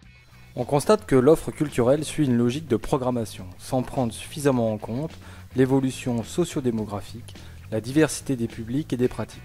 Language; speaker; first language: French; native; French